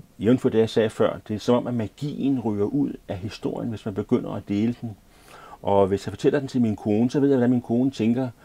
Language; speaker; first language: Danish; native; Danish